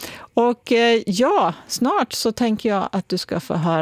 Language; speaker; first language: Swedish; native; Swedish